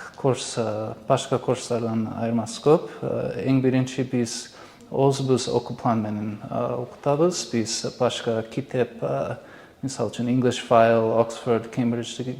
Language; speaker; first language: Kyrgyz; non-native, learner; English